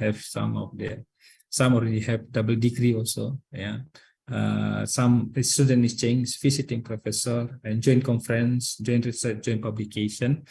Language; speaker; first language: English; non-native, learner; Indonesian